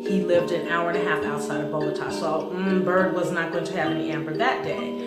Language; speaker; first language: English; native; English